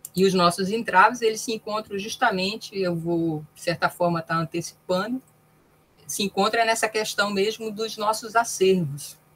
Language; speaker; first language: Portuguese; native; Portuguese